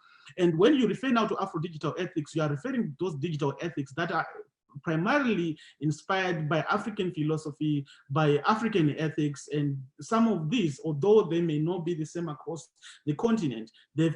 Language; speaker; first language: English; non-native, local second language; Shona